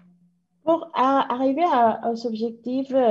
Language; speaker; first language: French; non-native, fluent; Spanish